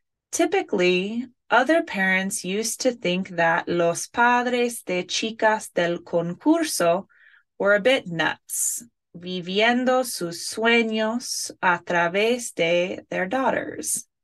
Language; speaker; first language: English; native; English